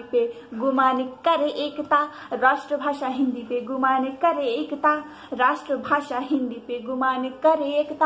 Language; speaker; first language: Hindi; native; Hindi